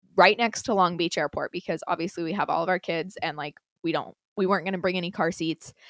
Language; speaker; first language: English; native; English